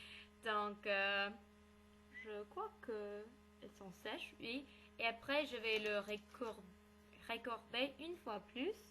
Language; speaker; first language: French; non-native, learner; English